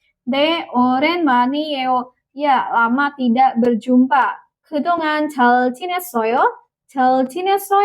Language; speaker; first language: Korean; non-native, fluent; Indonesian